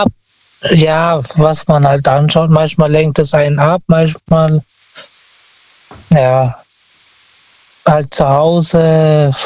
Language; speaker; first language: German; non-native, fluent; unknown